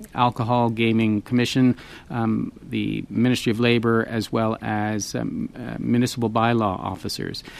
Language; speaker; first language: English; native; English